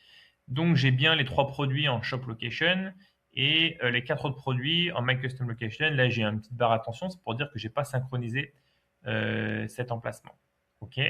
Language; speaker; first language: French; native; French